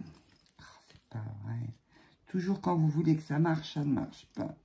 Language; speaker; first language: French; native; French